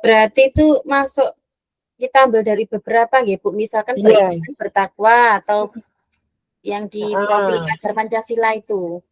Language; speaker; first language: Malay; non-native, local second language; Javanese